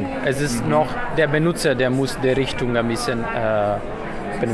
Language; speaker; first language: German; non-native, learner; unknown